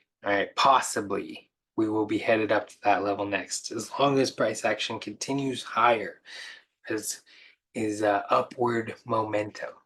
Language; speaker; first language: English; native; English